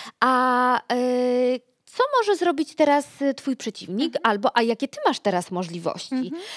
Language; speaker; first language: Polish; native; Polish